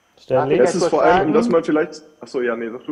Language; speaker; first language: German; native; German